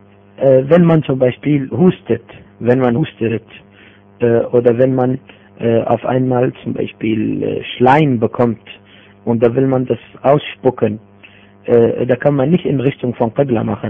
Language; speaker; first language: German; non-native, fluent; Arabic